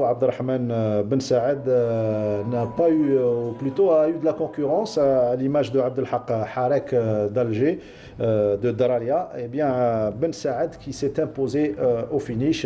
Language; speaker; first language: French; non-native, local second language; Arabic